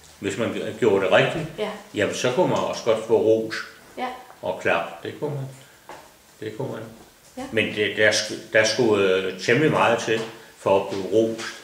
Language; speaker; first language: Danish; native; Danish